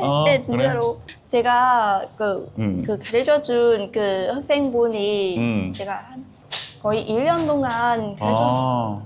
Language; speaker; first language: Korean; non-native, fluent; Vietnamese